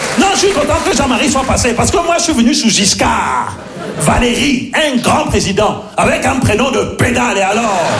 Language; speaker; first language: French; early bilingual, other home language; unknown